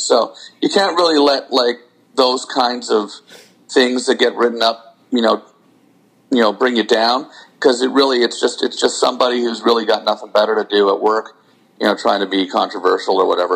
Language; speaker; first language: English; native; English